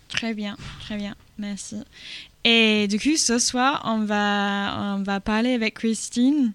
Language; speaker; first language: French; non-native, learner; English